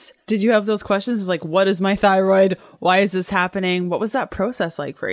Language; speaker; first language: English; native; English